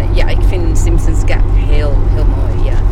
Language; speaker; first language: Dutch; early bilingual, heritage; Dutch